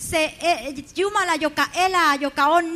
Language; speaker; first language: Finnish; non-native, fluent; Spanish